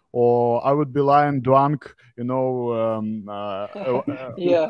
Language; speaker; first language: English; non-native, fluent; Russian